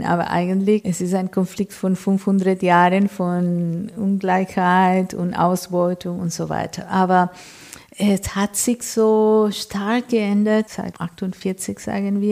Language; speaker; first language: German; non-native, fluent; Spanish